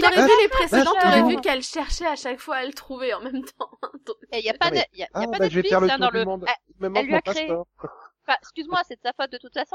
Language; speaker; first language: French; native; French